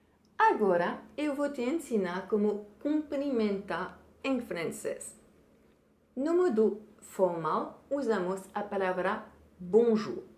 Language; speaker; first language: Portuguese; non-native, fluent; French